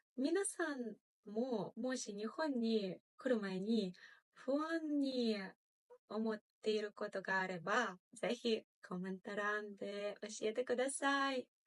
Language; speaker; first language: Japanese; non-native, fluent; Ukrainian